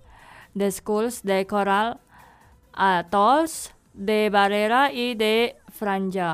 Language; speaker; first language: Catalan; non-native, learner; Indonesian